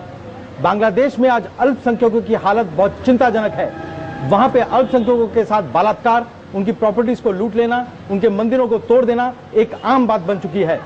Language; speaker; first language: Hindi; native; Hindi